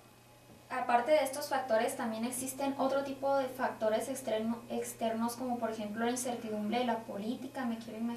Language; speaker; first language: Spanish; native; Spanish